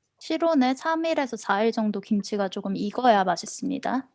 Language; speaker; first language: Korean; native; Korean